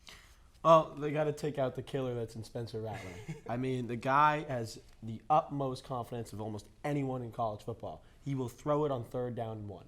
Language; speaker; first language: English; native; English